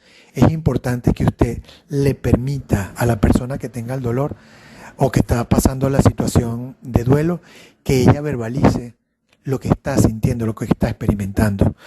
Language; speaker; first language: Spanish; native; Spanish